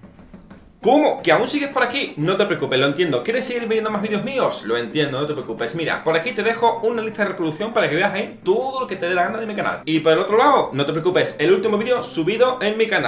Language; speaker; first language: Spanish; native; Spanish